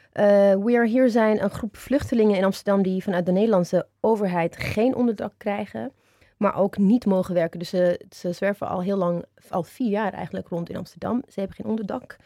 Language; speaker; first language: Dutch; early bilingual, other home language; Oromo